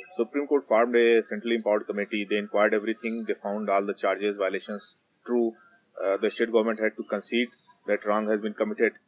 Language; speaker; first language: English; non-native, local second language; Hindi